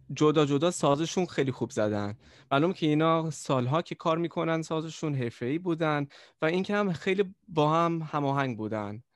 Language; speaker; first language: Persian; early bilingual, other home language; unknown